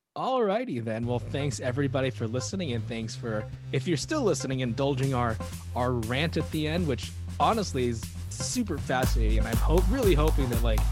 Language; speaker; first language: English; early bilingual, other home language; Filipino